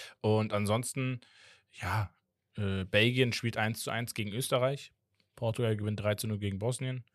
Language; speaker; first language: German; native; German